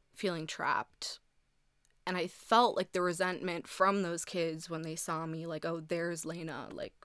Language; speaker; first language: English; early bilingual, heritage; English